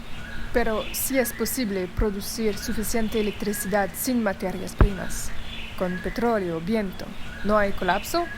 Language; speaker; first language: Spanish; non-native, fluent; French